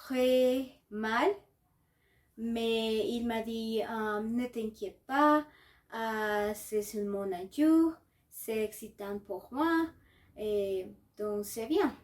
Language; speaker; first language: French; non-native, learner; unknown